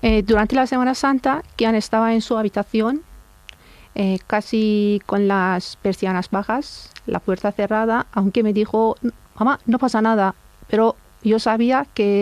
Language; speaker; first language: Spanish; non-native, fluent; Persian